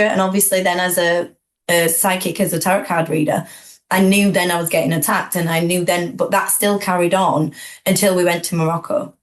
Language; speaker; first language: English; native; English